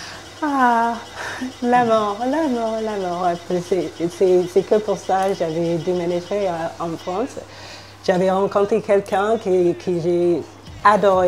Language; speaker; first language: French; non-native, fluent; English